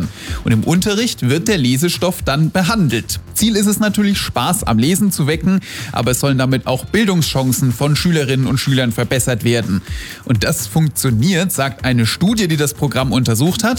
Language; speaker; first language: German; native; German